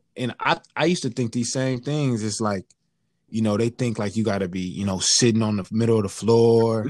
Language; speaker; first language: English; native; English